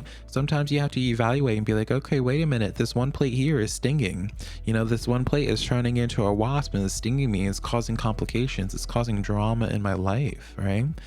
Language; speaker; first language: English; native; English